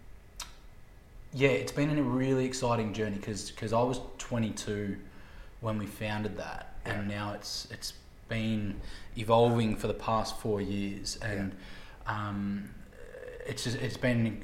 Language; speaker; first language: English; native; English